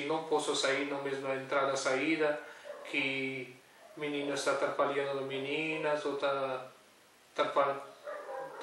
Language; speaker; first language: Portuguese; non-native, learner; Urdu